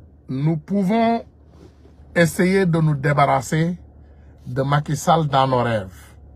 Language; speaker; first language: French; non-native, local second language; Wolof